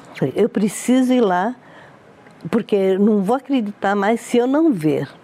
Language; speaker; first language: Portuguese; early bilingual, other home language; Italian